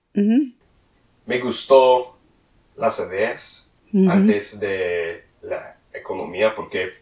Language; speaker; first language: Spanish; non-native, learner; English